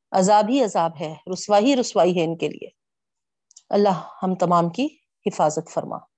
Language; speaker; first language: Urdu; native; Urdu